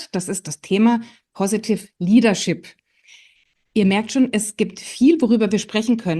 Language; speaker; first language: German; native; German